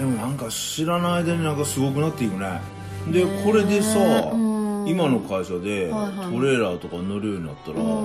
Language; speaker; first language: Japanese; native; Japanese